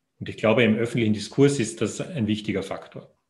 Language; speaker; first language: German; native; German